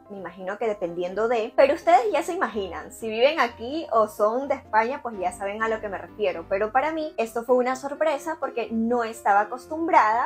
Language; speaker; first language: Spanish; native; Spanish